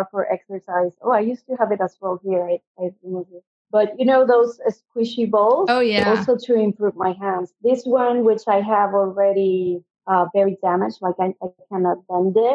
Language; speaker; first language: English; non-native, fluent; Spanish